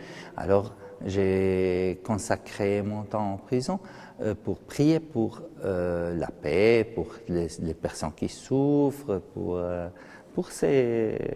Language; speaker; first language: French; non-native, fluent; Arabic